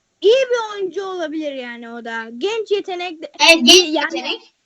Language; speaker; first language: Turkish; early bilingual, heritage; Turkish